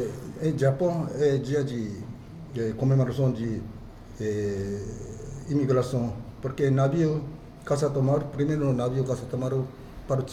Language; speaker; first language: Portuguese; non-native, fluent; Japanese